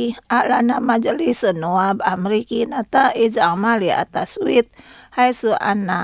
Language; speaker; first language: Arabic; non-native, fluent; Indonesian